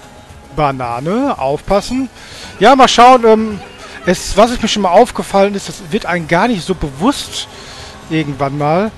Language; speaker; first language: German; native; German